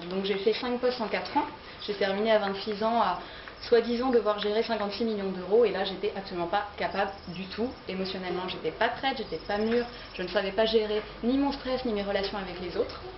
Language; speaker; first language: French; native; French